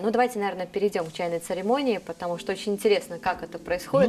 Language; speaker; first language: Russian; native; Russian